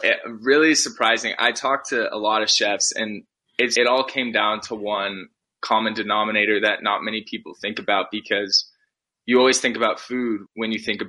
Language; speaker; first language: English; native; English